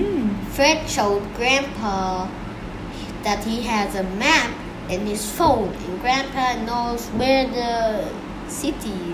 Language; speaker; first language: English; non-native, learner; Vietnamese